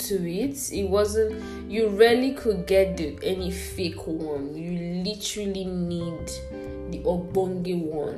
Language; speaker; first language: English; non-native, local second language; Igbo